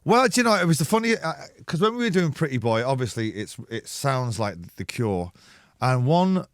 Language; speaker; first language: English; native; English